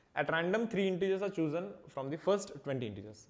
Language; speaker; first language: English; non-native, local second language; Marathi